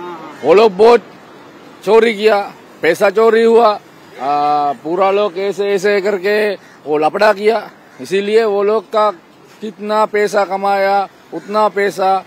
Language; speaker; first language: Hindi; non-native, learner; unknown